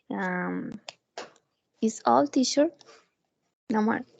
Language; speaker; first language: English; non-native, learner; Spanish